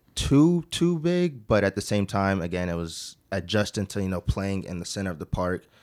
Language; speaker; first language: English; native; English